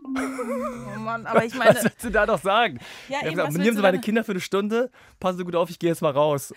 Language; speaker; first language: German; native; German